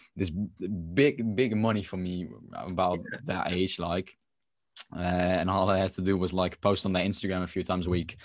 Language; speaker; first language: English; non-native, fluent; Dutch